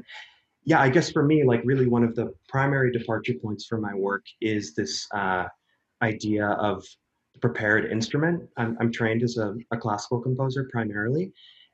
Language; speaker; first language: English; native; English